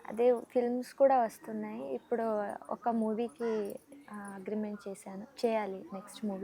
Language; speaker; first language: Telugu; non-native, learner; Kannada